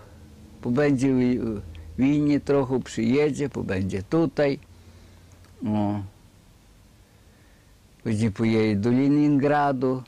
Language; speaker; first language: Polish; early bilingual, heritage; Polish